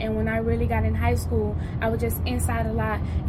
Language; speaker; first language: English; native; English